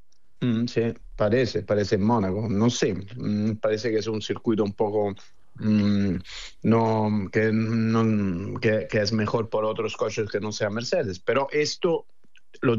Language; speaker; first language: Spanish; non-native, fluent; Italian